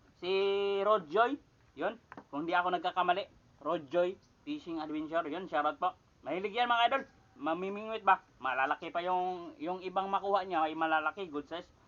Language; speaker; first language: Filipino; non-native, local second language; Cebuano